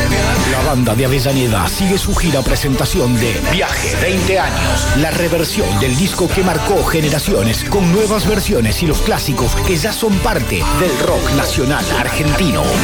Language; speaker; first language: Spanish; native; Spanish